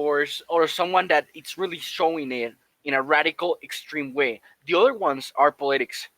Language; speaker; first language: English; non-native, fluent; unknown